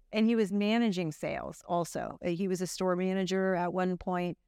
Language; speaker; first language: English; native; English